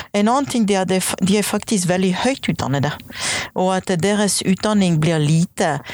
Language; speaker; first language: Norwegian; non-native, fluent; French